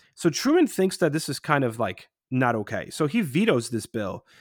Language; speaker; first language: English; non-native, fluent; Polish